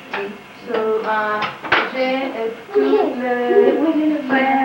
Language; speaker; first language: French; non-native, learner; English